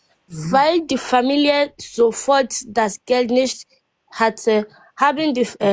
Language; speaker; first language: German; non-native, learner; Akan